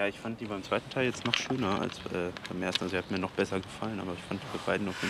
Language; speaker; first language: German; native; German